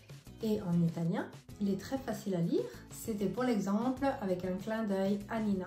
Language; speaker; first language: French; non-native, fluent; Italian